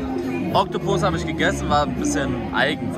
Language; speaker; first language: German; native; German